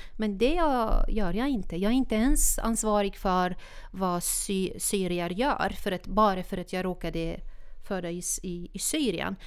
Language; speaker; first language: Swedish; non-native, fluent; Arabic